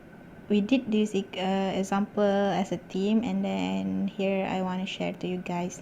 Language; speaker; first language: English; non-native, local second language; Malay